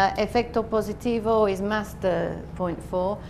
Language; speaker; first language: Spanish; non-native, learner; English